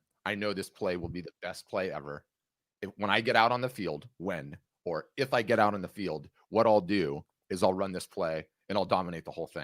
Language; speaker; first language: English; native; English